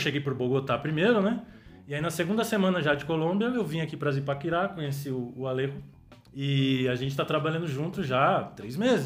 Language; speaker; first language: Portuguese; native; Portuguese